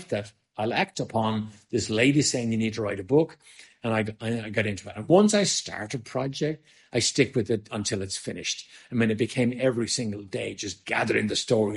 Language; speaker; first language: English; native; English